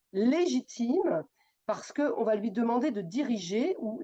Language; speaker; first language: French; native; French